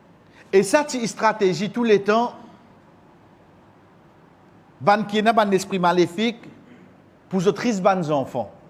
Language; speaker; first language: French; non-native, local second language; Morisyen